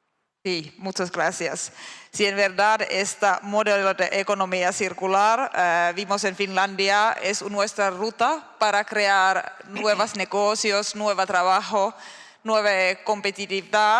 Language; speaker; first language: Spanish; non-native, learner; Finnish